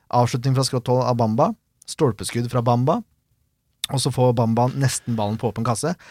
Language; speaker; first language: Norwegian; native; Norwegian